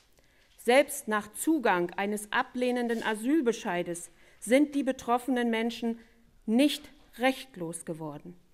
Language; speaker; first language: German; native; German